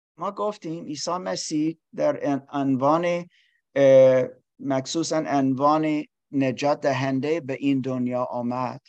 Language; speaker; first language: Persian; non-native, learner; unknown